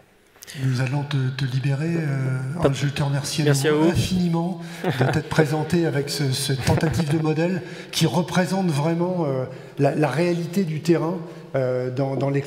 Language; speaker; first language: French; native; French